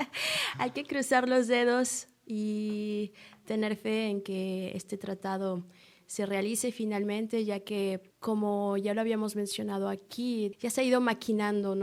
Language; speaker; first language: Spanish; native; Spanish